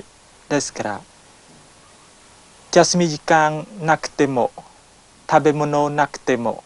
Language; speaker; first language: Japanese; non-native, learner; Khmer